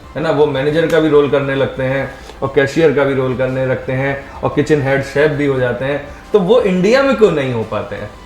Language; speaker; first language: Hindi; native; Hindi